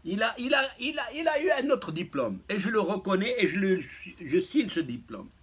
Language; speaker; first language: French; non-native, local second language; Arabic